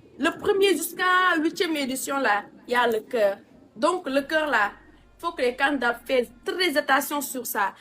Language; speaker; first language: French; non-native, local second language; Wolof